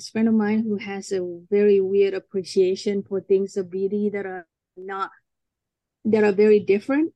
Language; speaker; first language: English; non-native, local second language; Malay